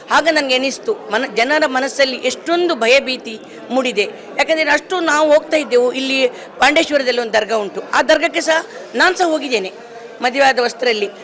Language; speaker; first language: Kannada; non-native, local second language; Konkani